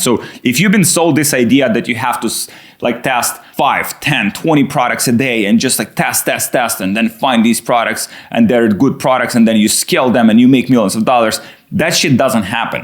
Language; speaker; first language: English; non-native, fluent; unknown